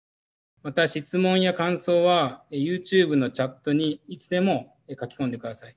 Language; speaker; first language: Japanese; native; Japanese